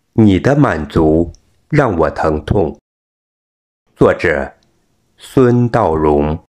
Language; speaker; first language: Chinese; native; Chinese